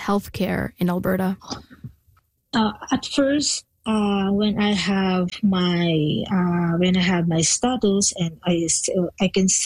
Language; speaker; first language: English; non-native, local second language; Filipino